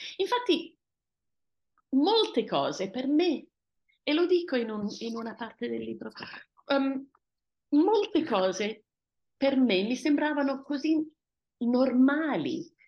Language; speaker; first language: Italian; early bilingual, heritage; Italian